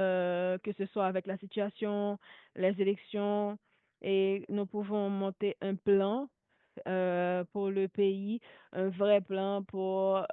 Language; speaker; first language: French; non-native, local second language; Haitian Creole